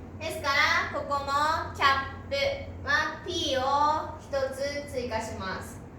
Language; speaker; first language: Japanese; native; Japanese